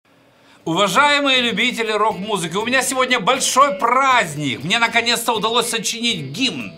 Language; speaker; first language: Russian; native; Russian